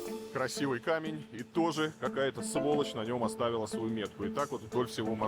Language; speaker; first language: Russian; native; Russian